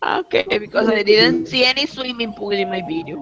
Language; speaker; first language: English; non-native, learner; Spanish